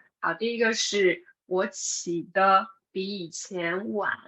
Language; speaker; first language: Chinese; non-native, fluent; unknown